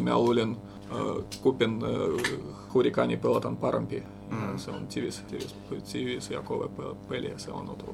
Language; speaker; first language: Finnish; non-native, learner; Russian